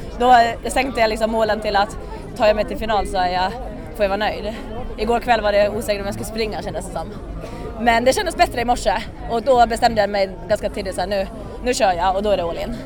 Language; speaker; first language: Swedish; native; Swedish